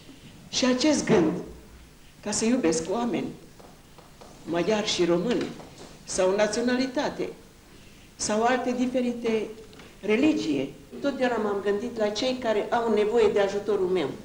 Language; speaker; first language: Romanian; non-native, local second language; Hungarian